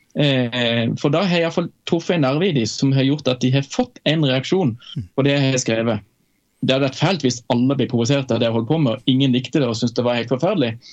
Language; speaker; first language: Norwegian; native; Norwegian